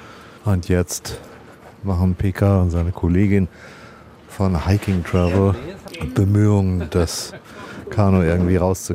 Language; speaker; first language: German; native; German